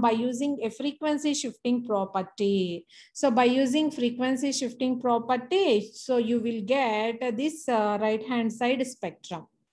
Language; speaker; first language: English; non-native, local second language; Telugu